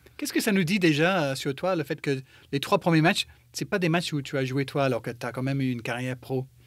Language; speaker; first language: French; non-native, fluent; English